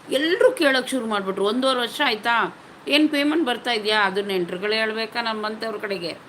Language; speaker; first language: Kannada; non-native, local second language; Tamil